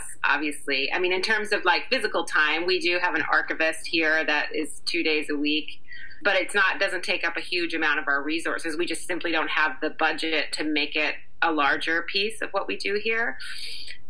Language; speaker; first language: English; native; English